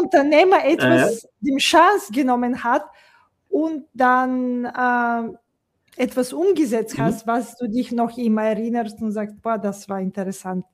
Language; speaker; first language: German; non-native, fluent; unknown